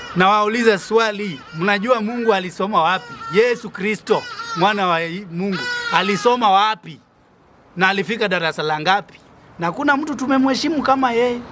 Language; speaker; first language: Swahili; non-native, local second language; Luo (Kenya and Tanzania)